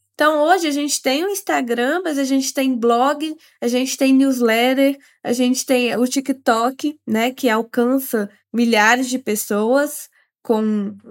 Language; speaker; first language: Portuguese; native; Portuguese